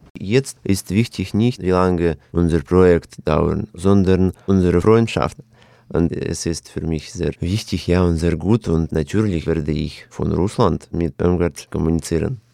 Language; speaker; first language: German; non-native, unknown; Russian